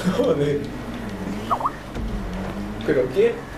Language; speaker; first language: Spanish; native; Spanish